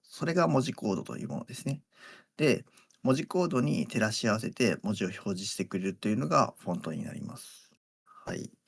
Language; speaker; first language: Japanese; native; Japanese